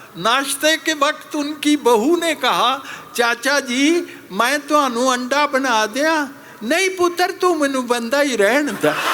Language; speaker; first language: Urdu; non-native, local second language; Punjabi